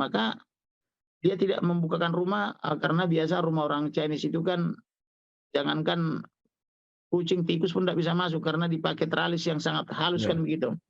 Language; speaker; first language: Indonesian; non-native, local second language; Batak Toba